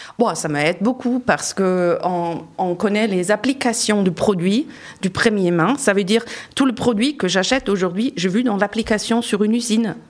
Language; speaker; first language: French; non-native, fluent; German